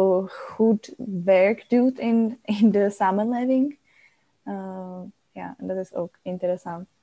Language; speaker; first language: Dutch; non-native, learner; Czech